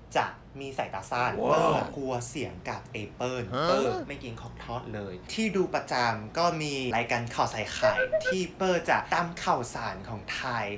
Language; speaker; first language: Thai; non-native, fluent; Chinese